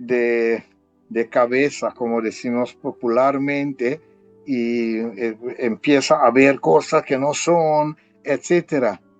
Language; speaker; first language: Spanish; non-native, fluent; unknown